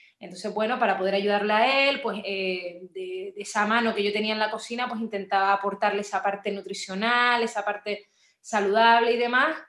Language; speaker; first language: Spanish; native; Spanish